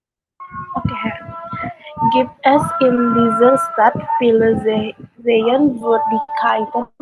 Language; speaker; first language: German; non-native, learner; Indonesian